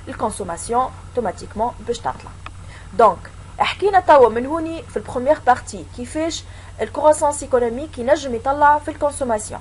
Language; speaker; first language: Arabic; native; Arabic